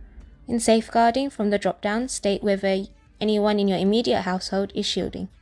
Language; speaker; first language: English; native; English